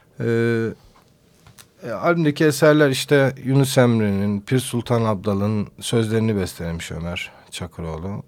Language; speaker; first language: Turkish; non-native, local second language; Kurdish